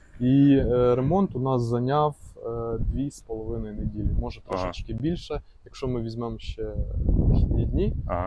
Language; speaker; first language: Ukrainian; native; Ukrainian